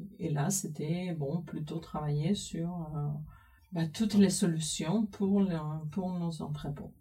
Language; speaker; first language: French; non-native, fluent; Spanish